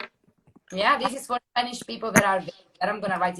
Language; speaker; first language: English; non-native, fluent; Italian